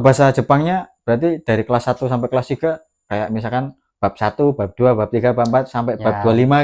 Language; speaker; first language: Indonesian; native; Indonesian